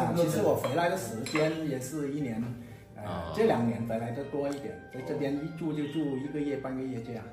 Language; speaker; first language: Chinese; non-native, local second language; Hakka Chinese